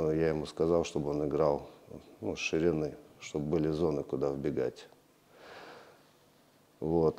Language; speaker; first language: Russian; native; Russian